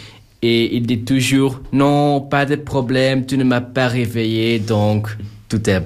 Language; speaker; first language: French; non-native, local second language; Dutch